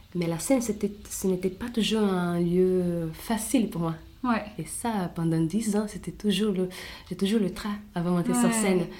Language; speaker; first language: French; non-native, fluent; Portuguese